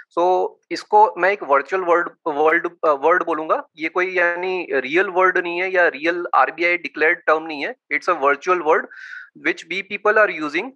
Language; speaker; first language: Hindi; non-native, local second language; Gujarati